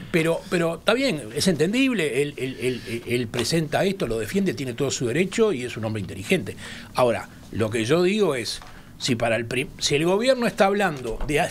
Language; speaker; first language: Spanish; native; Spanish